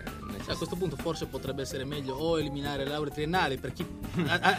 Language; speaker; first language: Italian; native; Italian